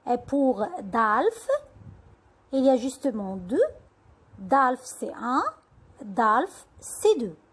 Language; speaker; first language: French; non-native, fluent; Arabic